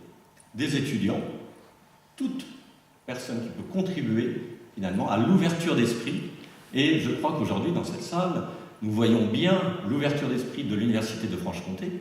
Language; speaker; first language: French; native; French